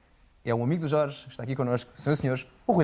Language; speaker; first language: Portuguese; native; Portuguese